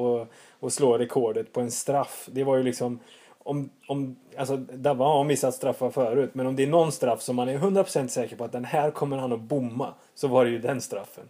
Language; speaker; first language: Swedish; native; Swedish